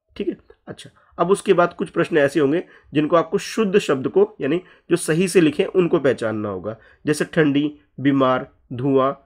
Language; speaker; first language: Hindi; native; Hindi